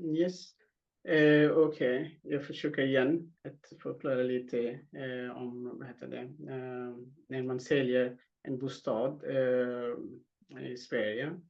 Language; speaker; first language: Swedish; non-native, fluent; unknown